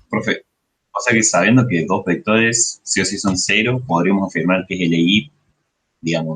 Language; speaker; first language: Spanish; native; Spanish